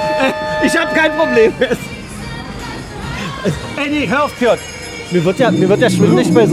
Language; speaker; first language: German; native; German